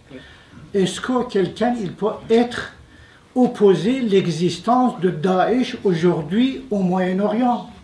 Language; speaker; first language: French; non-native, fluent; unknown